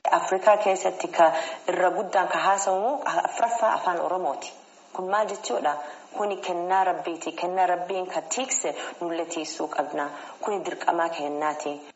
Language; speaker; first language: Oromo; early bilingual, heritage; Oromo